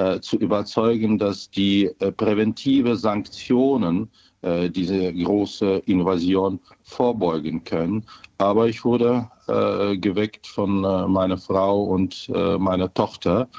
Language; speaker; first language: German; non-native, fluent; Ukrainian